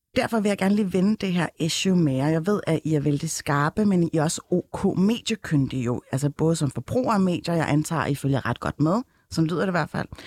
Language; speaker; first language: Danish; early bilingual, other home language; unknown